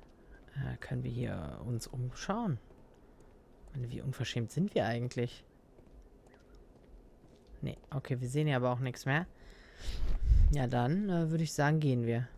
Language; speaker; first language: German; native; German